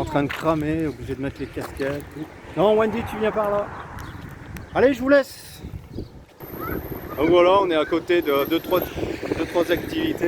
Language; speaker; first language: French; native; French